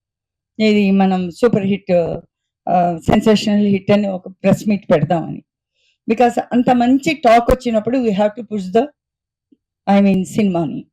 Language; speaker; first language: Telugu; native; Telugu